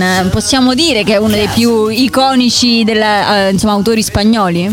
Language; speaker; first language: Italian; native; Italian